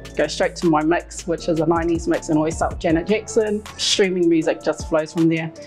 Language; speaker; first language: English; native; English